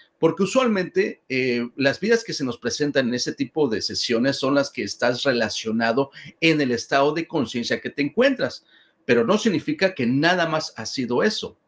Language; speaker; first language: Spanish; native; Spanish